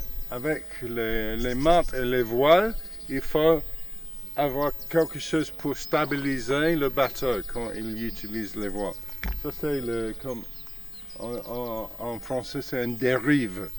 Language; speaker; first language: French; non-native, fluent; English